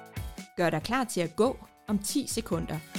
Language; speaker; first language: Danish; native; Danish